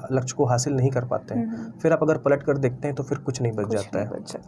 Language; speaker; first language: Hindi; native; Hindi